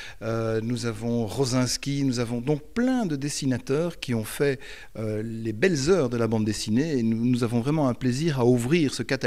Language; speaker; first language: French; native; French